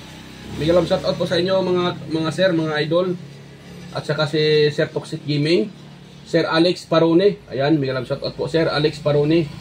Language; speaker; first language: Filipino; native; Filipino